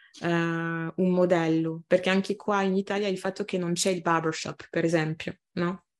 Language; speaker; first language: Italian; non-native, fluent; French